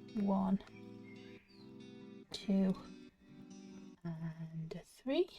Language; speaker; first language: English; native; English